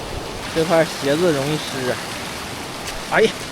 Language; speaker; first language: Chinese; native; Chinese